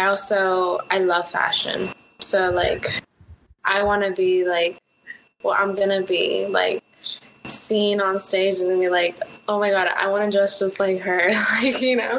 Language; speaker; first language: English; early bilingual, other home language; Spanish